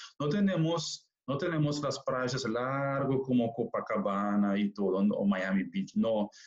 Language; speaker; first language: Spanish; non-native, fluent; Papiamento